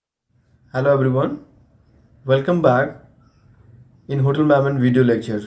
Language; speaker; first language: English; non-native, local second language; Hindi